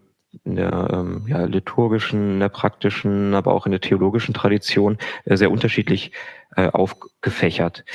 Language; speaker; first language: German; native; German